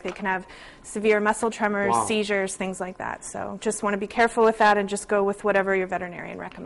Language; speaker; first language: English; native; English